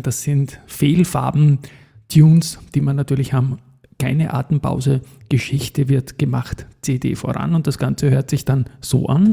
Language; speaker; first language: German; native; German